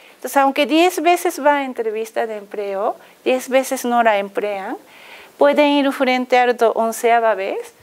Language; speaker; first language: Spanish; non-native, fluent; Japanese